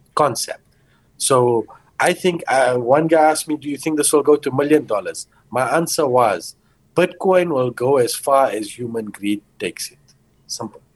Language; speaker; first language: English; early bilingual, other home language; Portuguese